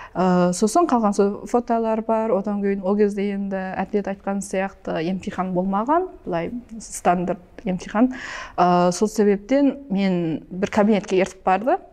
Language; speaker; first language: Kazakh; early bilingual, heritage; Kazakh